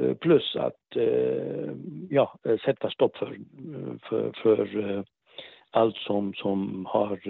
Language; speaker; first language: Swedish; non-native, fluent; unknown